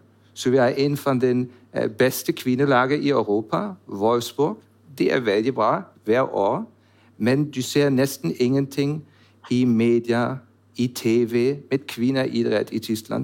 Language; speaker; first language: Norwegian; non-native, learner; German